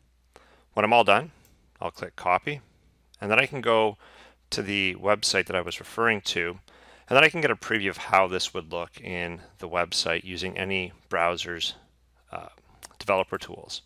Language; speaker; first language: English; native; English